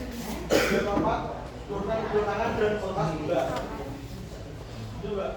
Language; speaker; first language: Indonesian; native; Indonesian